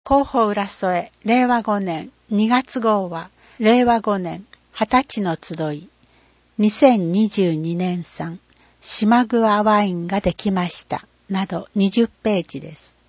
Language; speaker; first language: Japanese; native; Japanese